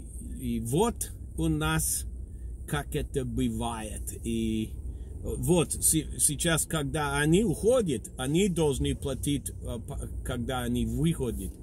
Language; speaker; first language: Russian; non-native, fluent; English